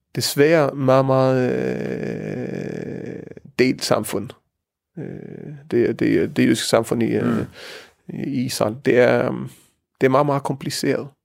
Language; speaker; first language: Danish; early bilingual, heritage; Danish